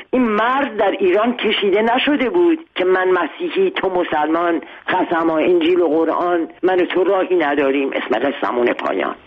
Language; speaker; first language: Persian; non-native, local second language; Armenian